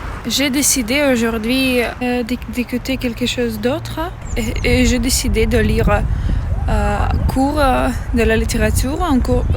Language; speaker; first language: French; non-native, learner; Russian